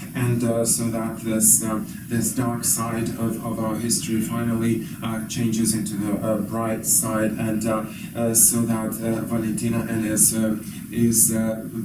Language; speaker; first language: English; non-native, fluent; Ukrainian